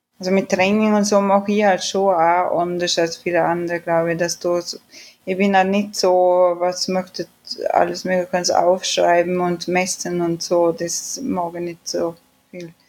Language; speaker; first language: German; non-native, fluent; Swedish